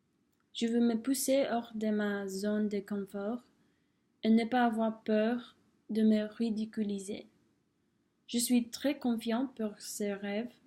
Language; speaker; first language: French; non-native, fluent; English